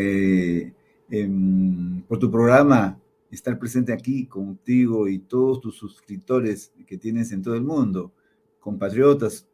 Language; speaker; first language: Spanish; native; Spanish